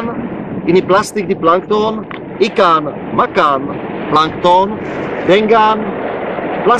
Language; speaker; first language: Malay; non-native, learner; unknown